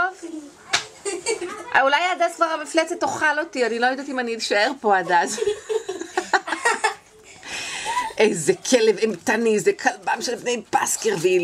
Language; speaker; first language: Hebrew; native; Hebrew